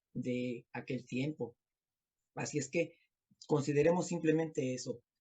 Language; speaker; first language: Spanish; native; Spanish